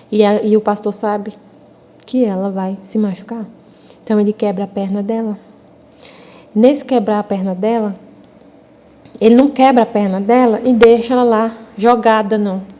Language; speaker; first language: Portuguese; native; Portuguese